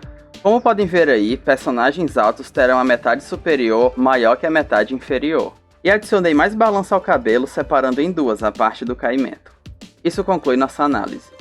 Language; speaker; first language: Portuguese; native; Portuguese